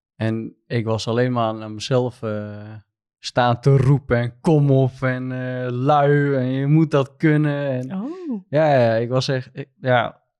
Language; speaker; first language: Dutch; non-native, fluent; Turkish